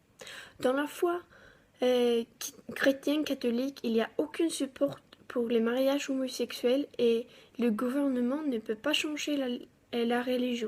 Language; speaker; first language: French; non-native, learner; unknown